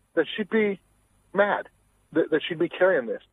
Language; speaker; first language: English; native; English